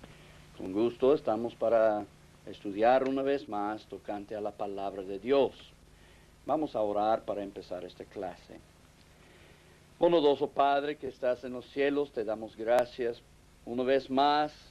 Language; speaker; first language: Spanish; non-native, fluent; English